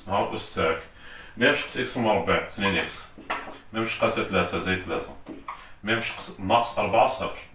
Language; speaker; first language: Arabic; native; Arabic